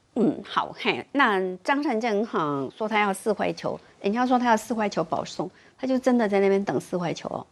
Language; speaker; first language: Chinese; native; Chinese